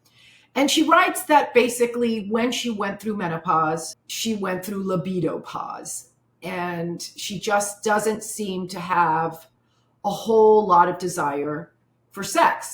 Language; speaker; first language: English; native; English